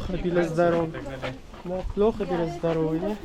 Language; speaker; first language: Russian; non-native, learner; Urdu